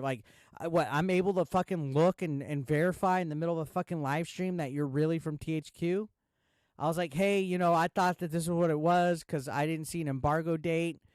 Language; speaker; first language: English; native; English